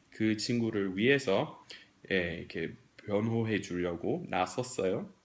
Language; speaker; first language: Korean; non-native, fluent; English